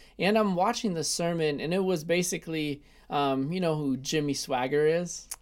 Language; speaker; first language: English; early bilingual, other home language; Russian